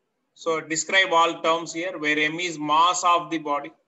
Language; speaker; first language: English; non-native, local second language; Telugu